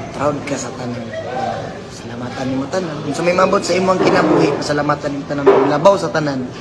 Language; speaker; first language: Cebuano; non-native, local second language; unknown